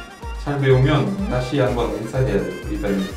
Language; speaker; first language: Korean; non-native, learner; French